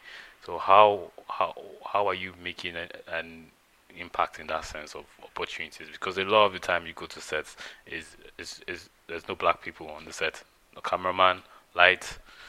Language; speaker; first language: English; non-native, local second language; Yoruba